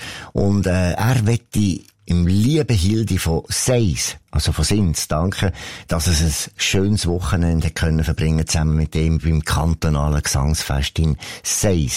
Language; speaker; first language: German; native; German